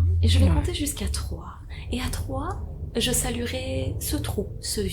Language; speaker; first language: French; native; French